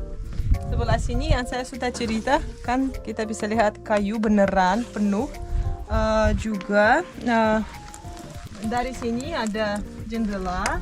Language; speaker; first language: Indonesian; non-native, fluent; Russian